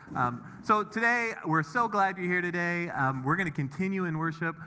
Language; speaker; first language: English; native; English